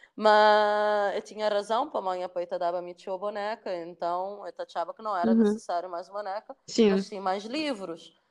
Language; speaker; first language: Portuguese; non-native, local second language; Kabuverdianu